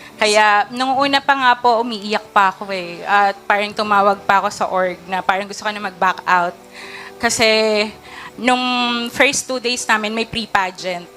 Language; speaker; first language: Filipino; native; Filipino